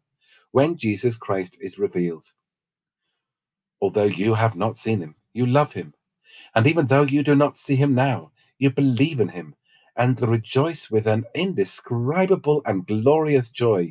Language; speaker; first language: English; native; English